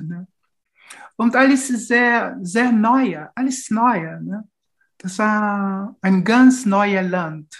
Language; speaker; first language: German; non-native, fluent; Portuguese